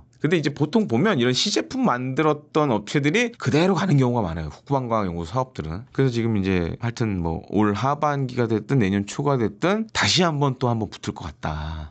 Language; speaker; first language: Korean; native; Korean